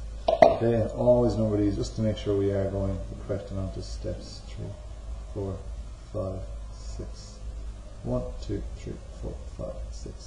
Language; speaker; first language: English; native; English